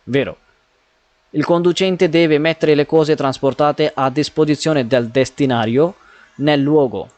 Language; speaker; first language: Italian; non-native, fluent; Punjabi